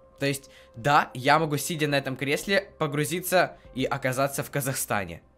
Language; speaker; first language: Russian; native; Russian